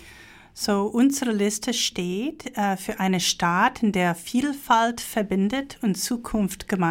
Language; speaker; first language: German; non-native, fluent; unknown